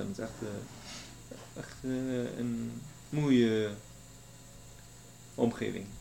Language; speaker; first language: Dutch; non-native, learner; German